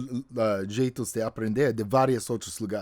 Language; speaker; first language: Portuguese; non-native, fluent; English